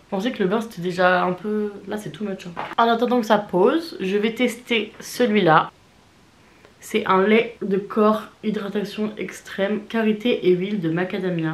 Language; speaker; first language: French; native; French